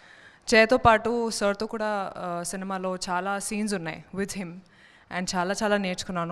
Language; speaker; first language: Telugu; non-native, learner; Hindi